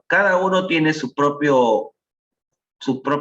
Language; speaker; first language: Spanish; native; Spanish